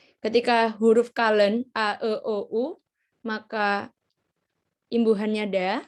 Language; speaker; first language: Indonesian; native; Indonesian